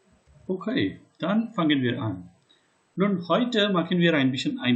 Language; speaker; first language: German; non-native, learner; Hindi